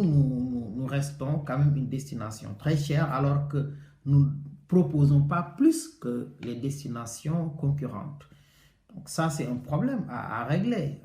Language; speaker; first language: French; non-native, local second language; Wolof